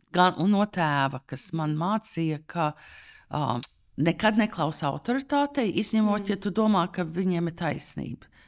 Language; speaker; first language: Latvian; early bilingual, heritage; Latvian